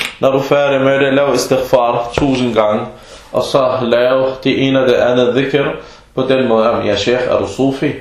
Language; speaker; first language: Danish; early bilingual, other home language; Arabic